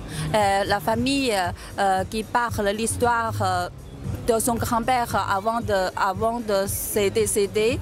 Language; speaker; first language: French; non-native, learner; Chinese